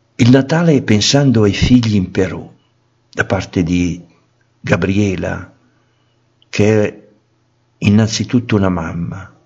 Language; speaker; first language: Italian; native; Italian